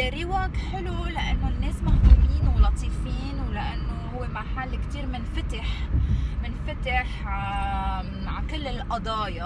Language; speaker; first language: Arabic; native; Arabic